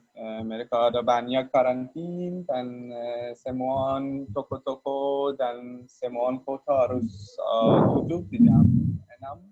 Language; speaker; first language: Indonesian; non-native, learner; Persian